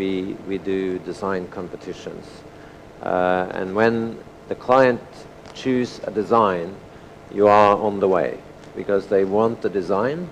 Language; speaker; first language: English; non-native, fluent; Norwegian